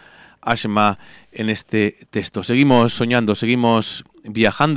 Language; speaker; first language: Spanish; native; Spanish